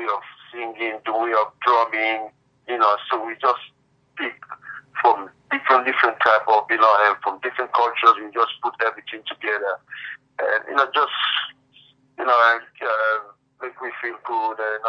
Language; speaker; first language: English; non-native, local second language; Krio